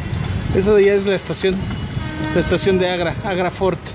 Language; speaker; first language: Spanish; native; Spanish